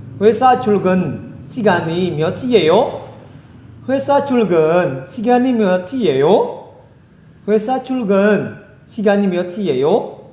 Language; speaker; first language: Korean; non-native, fluent; Indonesian